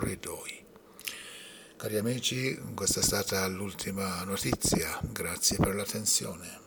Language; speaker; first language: Italian; non-native, fluent; Persian